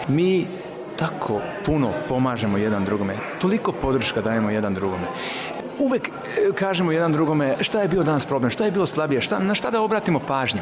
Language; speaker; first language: Serbian; non-native, local second language; Hungarian